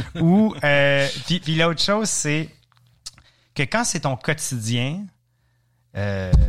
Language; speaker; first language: French; native; French